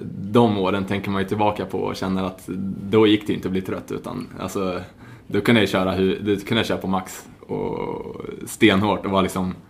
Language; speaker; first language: Swedish; native; Swedish